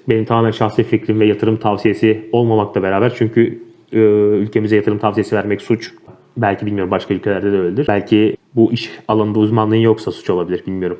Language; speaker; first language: Turkish; native; Turkish